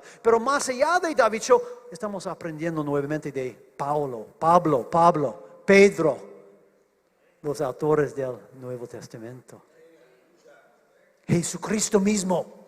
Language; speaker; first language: Spanish; non-native, fluent; English